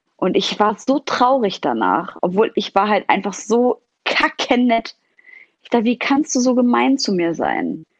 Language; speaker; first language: German; non-native, fluent; Arabic